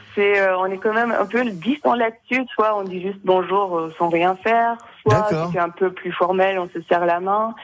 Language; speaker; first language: French; non-native, fluent; German